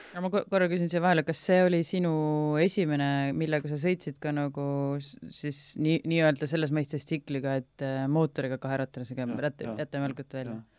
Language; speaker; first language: Estonian; native; Estonian